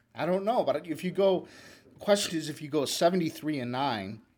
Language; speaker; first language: English; native; English